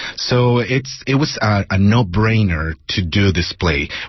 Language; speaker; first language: English; non-native, fluent; Spanish